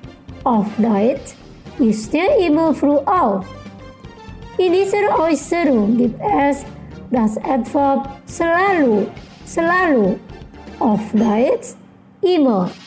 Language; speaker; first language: German; non-native, fluent; Indonesian